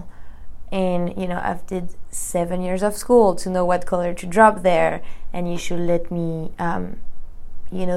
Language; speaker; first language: English; non-native, fluent; French